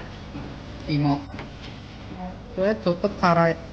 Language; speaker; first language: Japanese; non-native, fluent; Sinhala